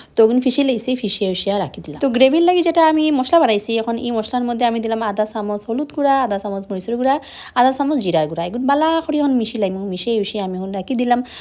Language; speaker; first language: Bangla; non-native, local second language; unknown